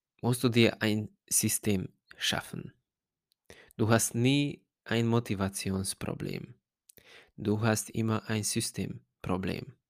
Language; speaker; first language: German; non-native, fluent; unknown